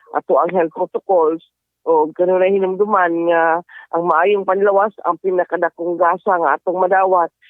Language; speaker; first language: Cebuano; native; Cebuano